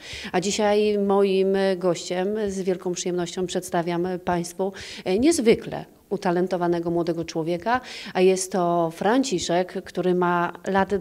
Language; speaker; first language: Polish; native; Polish